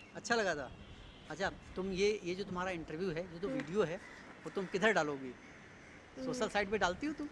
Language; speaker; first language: Hindi; native; Hindi